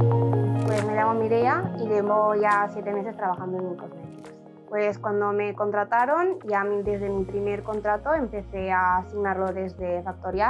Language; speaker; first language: Spanish; native; Spanish